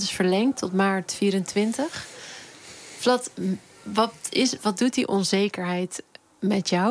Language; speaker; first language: Dutch; native; Dutch